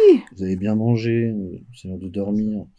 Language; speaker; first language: French; native; French